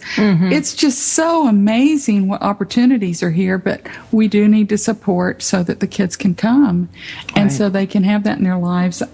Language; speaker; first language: English; native; English